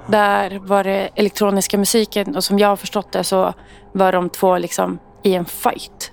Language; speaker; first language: Swedish; early bilingual, other home language; Arabic